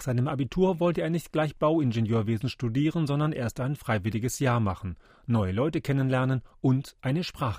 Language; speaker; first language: German; native; German